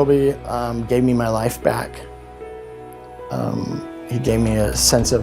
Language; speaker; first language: English; native; English